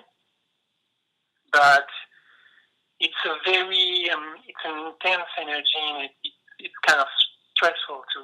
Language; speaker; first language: English; non-native, fluent; French